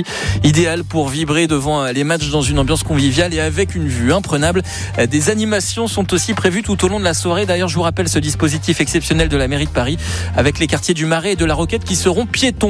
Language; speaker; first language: French; native; French